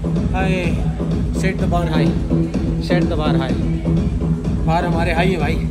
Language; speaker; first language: Urdu; native; Urdu